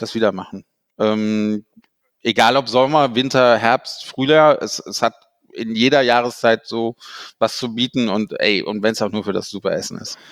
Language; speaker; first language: German; native; German